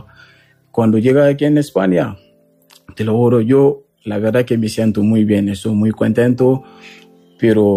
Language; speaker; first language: Spanish; non-native, learner; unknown